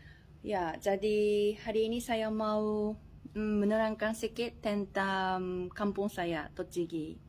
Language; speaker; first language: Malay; non-native, fluent; Japanese